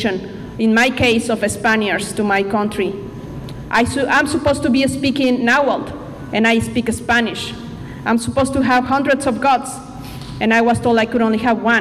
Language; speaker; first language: English; non-native, fluent; Spanish